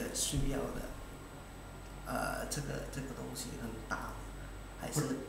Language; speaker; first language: Chinese; early bilingual, heritage; Indonesian